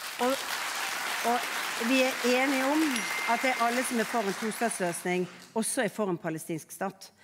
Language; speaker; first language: Norwegian; native; Norwegian